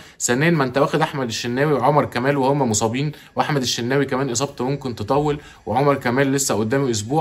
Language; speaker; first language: Arabic; native; Arabic